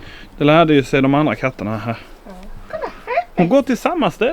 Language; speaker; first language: Swedish; native; Swedish